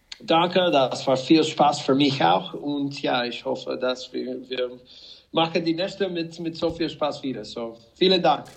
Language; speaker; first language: German; non-native, fluent; English